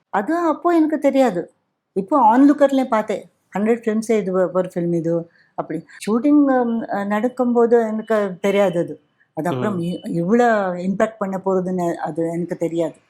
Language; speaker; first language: Tamil; non-native, fluent; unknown